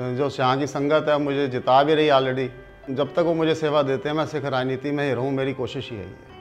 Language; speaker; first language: Urdu; non-native, local second language; Punjabi